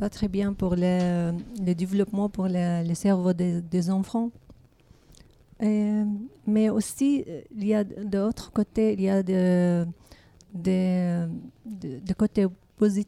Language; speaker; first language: French; non-native, learner; Arabic